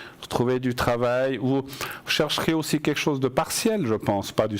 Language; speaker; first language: French; native; French